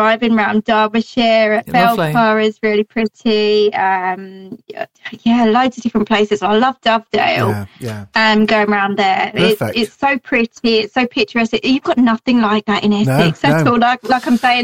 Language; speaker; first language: English; native; English